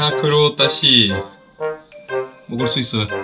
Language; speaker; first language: Korean; non-native, learner; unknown